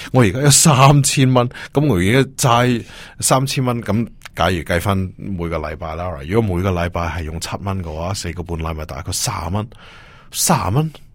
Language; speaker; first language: Cantonese; early bilingual, heritage; Cantonese